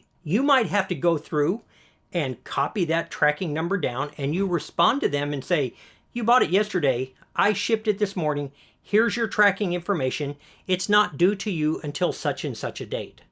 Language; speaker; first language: English; native; English